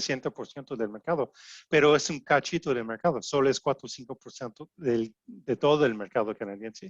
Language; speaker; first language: Spanish; non-native, fluent; French